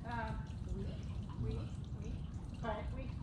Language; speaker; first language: French; non-native, learner; English